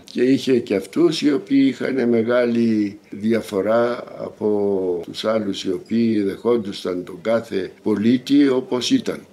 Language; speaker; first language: Greek; early bilingual, heritage; Greek